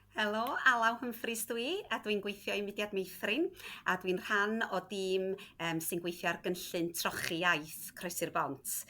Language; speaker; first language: Welsh; native; Welsh